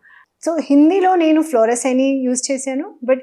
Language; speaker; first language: Telugu; non-native, local second language; Hindi